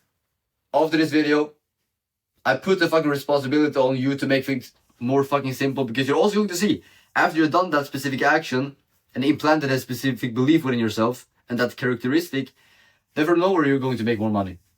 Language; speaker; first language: English; non-native, fluent; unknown